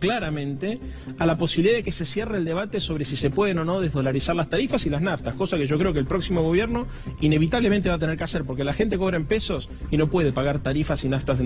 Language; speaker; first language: Spanish; native; Spanish